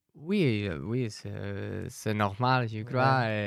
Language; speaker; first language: French; non-native, learner; Spanish